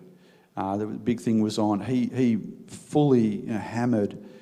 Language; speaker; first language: English; native; English